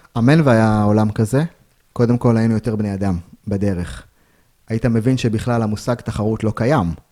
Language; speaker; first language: Hebrew; native; Hebrew